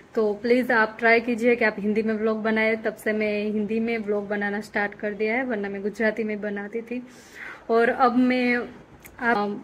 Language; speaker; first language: Hindi; non-native, local second language; Gujarati